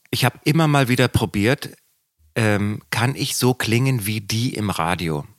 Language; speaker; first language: German; native; German